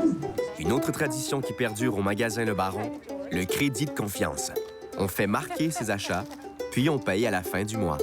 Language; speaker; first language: French; native; French